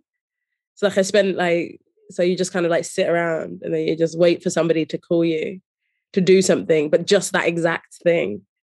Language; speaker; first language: English; native; English